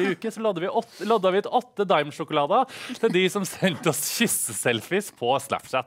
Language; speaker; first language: Norwegian; native; Norwegian